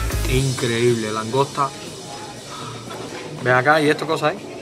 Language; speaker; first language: Spanish; native; Spanish